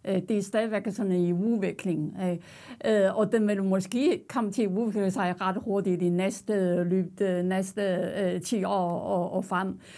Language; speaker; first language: Danish; non-native, fluent; Chinese